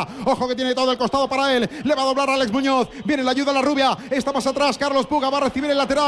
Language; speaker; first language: Spanish; native; Spanish